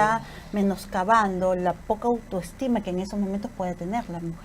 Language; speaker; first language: Spanish; native; Spanish